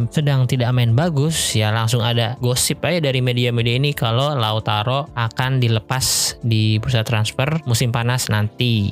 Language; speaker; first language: Indonesian; native; Indonesian